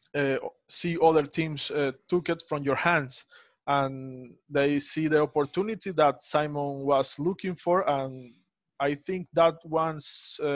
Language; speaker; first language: English; non-native, fluent; Spanish